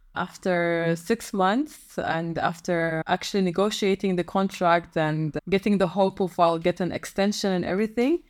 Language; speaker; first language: English; non-native, fluent; Arabic